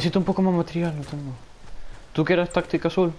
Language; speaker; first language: Spanish; non-native, learner; English